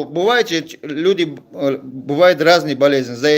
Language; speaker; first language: Russian; non-native, learner; Tajik